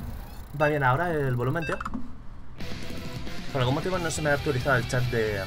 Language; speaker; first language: Spanish; native; Spanish